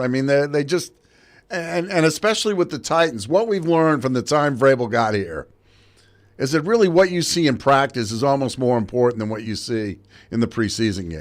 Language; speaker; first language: English; native; English